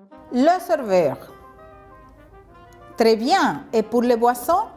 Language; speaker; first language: French; non-native, fluent; Spanish